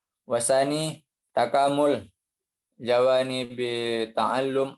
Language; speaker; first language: Arabic; non-native, learner; Indonesian